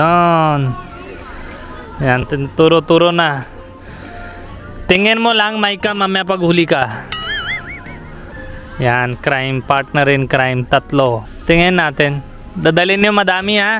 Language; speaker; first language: Filipino; non-native, learner; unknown